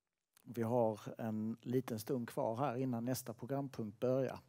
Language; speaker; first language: Swedish; native; Swedish